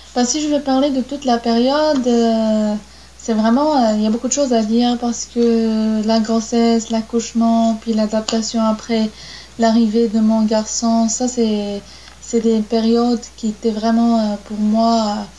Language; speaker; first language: French; non-native, local second language; Arabic